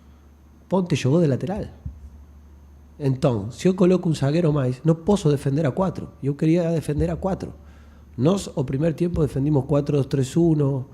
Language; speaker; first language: Portuguese; non-native, fluent; Spanish